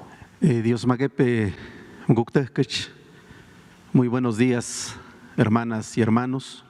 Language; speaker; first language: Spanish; non-native, local second language; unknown